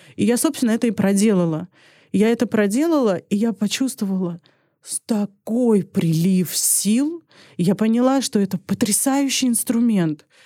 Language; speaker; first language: Russian; early bilingual, other home language; Armenian